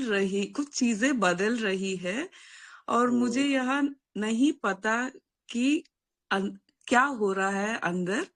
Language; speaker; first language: Hindi; non-native, local second language; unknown